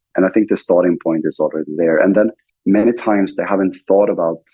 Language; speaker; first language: English; non-native, fluent; Swedish